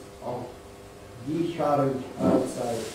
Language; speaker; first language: German; non-native, learner; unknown